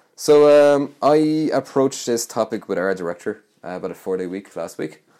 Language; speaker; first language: English; native; English